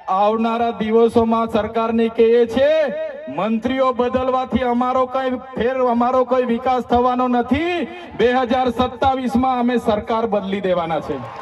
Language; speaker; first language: Gujarati; non-native, local second language; Vasavi